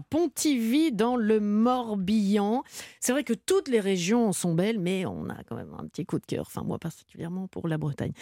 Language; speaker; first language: French; native; French